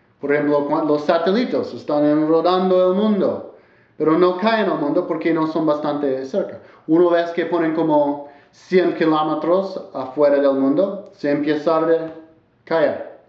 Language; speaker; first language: Spanish; non-native, learner; English